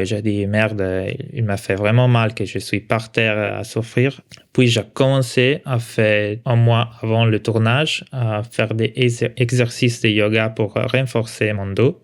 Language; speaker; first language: French; non-native, local second language; Italian